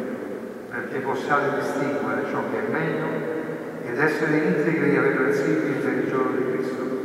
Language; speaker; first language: Italian; native; Italian